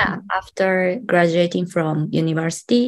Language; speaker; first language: English; non-native, learner; Japanese